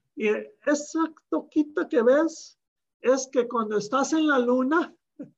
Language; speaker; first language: Spanish; early bilingual, heritage; Spanish